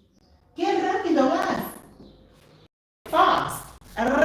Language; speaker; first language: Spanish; non-native, fluent; English